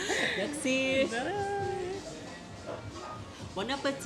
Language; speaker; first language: French; non-native, fluent; Thai